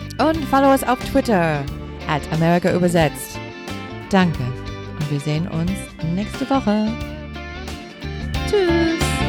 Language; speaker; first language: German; non-native, learner; English